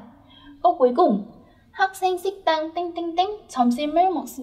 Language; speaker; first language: Korean; non-native, fluent; Vietnamese